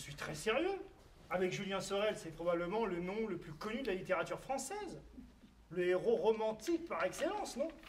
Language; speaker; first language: French; native; French